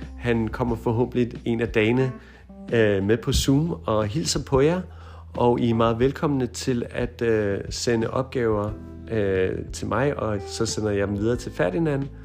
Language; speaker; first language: Danish; native; Danish